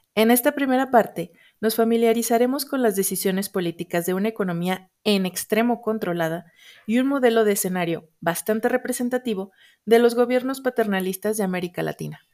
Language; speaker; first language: Spanish; native; Spanish